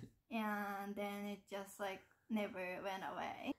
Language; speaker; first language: English; non-native, fluent; Japanese